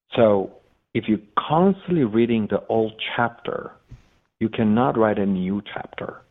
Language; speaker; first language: English; non-native, fluent; Persian